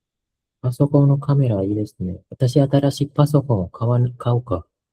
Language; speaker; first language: Japanese; non-native, fluent; Indonesian